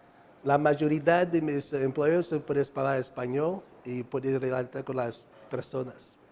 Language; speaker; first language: Spanish; non-native, learner; English